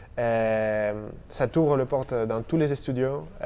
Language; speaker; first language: French; non-native, fluent; Spanish